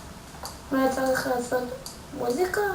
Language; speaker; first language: Hebrew; native; Hebrew